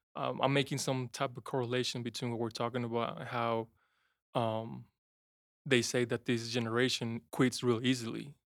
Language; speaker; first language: English; non-native, fluent; Spanish